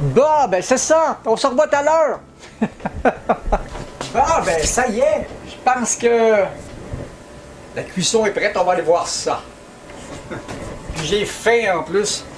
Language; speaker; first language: French; native; French